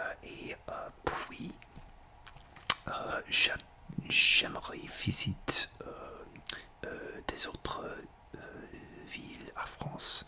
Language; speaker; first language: French; non-native, learner; English